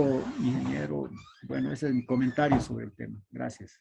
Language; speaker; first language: Spanish; native; Spanish